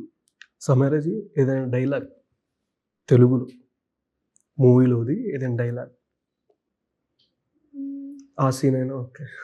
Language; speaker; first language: Telugu; native; Telugu